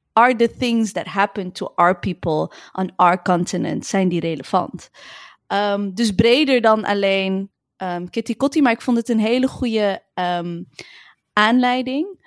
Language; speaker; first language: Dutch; early bilingual, other home language; Arabic